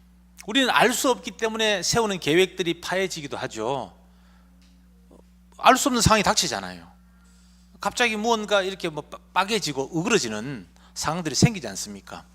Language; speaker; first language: Korean; native; Korean